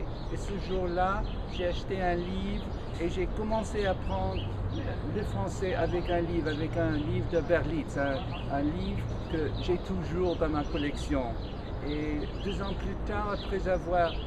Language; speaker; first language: French; non-native, fluent; English